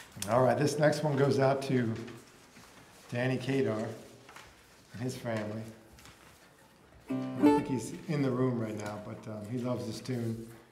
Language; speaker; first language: English; native; English